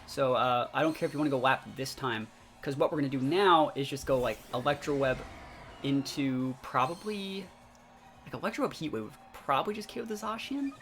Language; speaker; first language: English; native; English